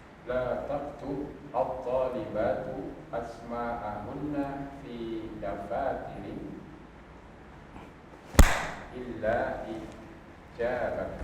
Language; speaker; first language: Arabic; non-native, learner; Indonesian